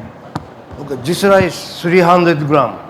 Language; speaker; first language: English; non-native, learner; Japanese